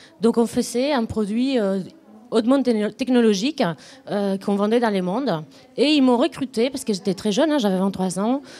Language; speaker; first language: French; non-native, fluent; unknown